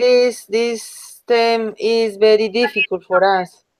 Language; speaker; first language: English; non-native, learner; Spanish